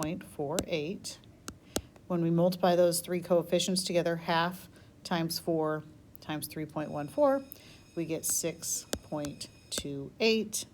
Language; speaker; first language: English; native; English